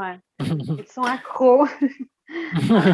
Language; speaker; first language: French; non-native, fluent; Portuguese